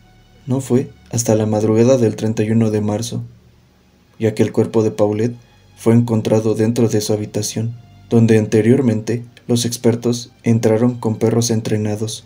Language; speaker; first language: Spanish; native; Spanish